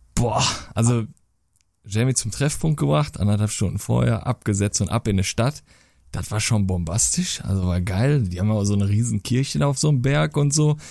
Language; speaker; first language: German; native; German